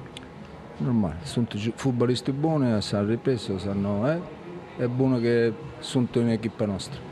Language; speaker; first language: Romanian; non-native, learner; Italian